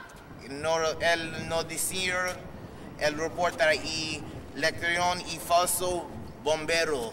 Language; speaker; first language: Spanish; non-native, learner; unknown